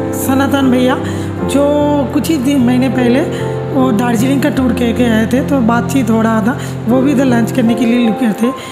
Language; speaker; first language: Hindi; non-native, local second language; Bangla